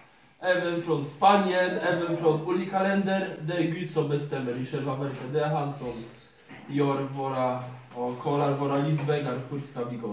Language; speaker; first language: Swedish; non-native, fluent; Polish